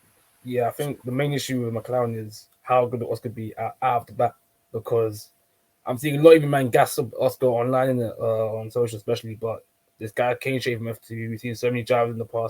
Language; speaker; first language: English; native; English